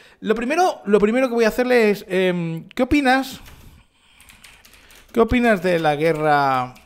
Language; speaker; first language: Spanish; native; Spanish